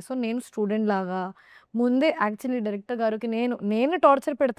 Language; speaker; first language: Telugu; non-native, fluent; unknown